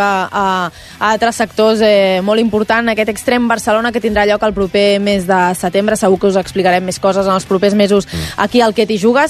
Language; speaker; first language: Catalan; native; Catalan